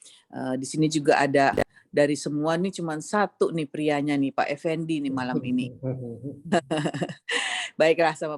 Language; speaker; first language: Indonesian; native; Indonesian